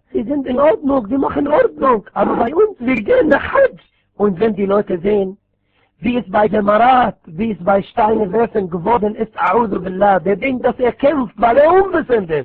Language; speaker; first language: German; non-native, fluent; Arabic